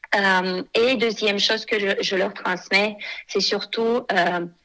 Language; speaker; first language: French; non-native, fluent; Romanian